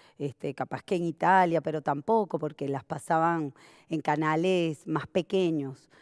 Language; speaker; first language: Spanish; native; Spanish